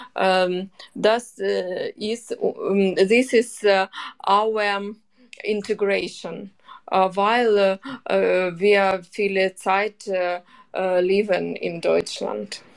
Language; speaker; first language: English; non-native, learner; Ukrainian